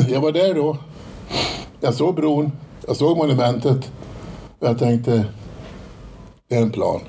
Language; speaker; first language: Swedish; native; Swedish